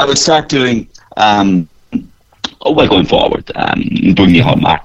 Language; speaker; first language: English; native; English